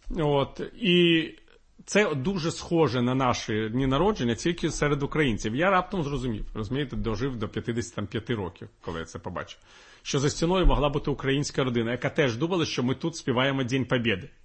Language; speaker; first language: Ukrainian; non-native, local second language; Russian